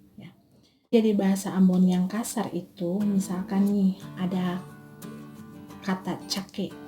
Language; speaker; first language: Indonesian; native; Indonesian